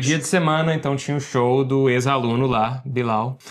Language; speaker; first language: Portuguese; native; Portuguese